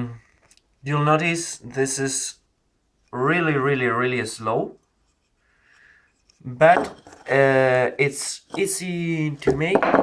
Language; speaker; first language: English; non-native, learner; Spanish